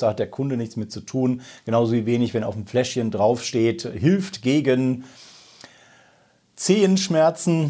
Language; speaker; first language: German; native; German